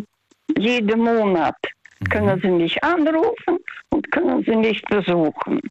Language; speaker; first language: German; non-native, fluent; Russian